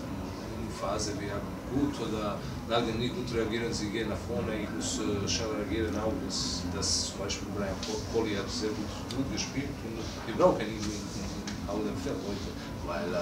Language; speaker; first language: German; non-native, learner; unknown